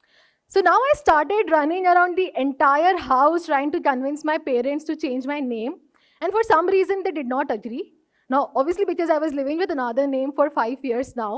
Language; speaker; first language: English; non-native, local second language; Hindi